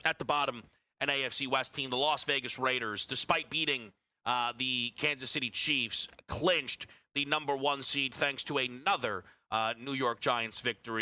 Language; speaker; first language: English; native; English